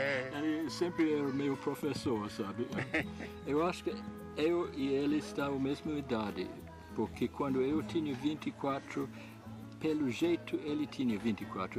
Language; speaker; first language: Portuguese; non-native, fluent; English